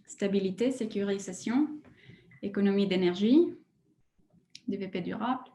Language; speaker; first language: French; non-native, fluent; Spanish